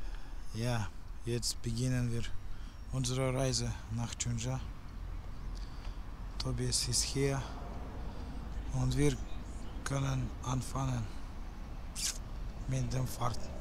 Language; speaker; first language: German; non-native, learner; Russian